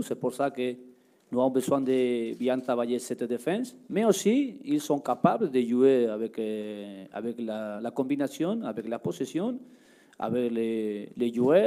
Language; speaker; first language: French; non-native, learner; Spanish